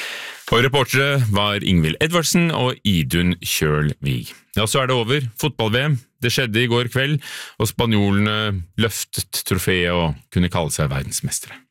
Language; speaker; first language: Norwegian; native; Norwegian